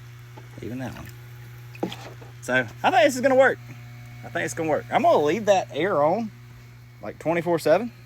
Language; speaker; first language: English; native; English